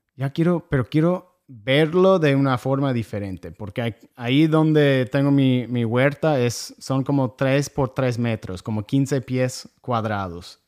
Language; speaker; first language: Spanish; non-native, fluent; English